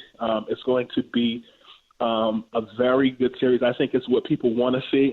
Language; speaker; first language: English; native; English